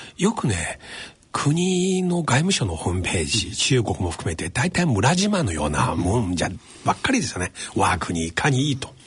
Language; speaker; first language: Japanese; non-native, fluent; Chinese